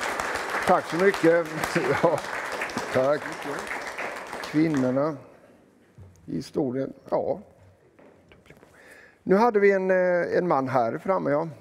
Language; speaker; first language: Swedish; native; Swedish